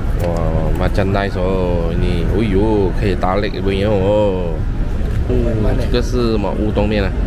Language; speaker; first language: Chinese; native; Chinese